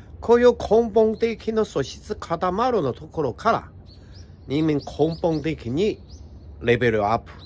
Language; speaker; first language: Japanese; non-native, fluent; Chinese